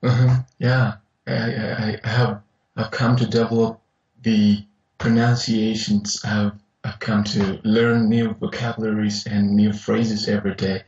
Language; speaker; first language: English; non-native, fluent; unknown